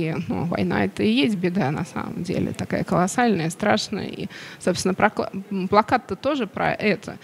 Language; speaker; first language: Russian; native; Russian